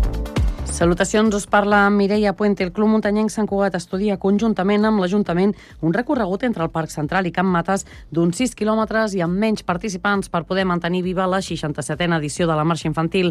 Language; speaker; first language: Catalan; native; Catalan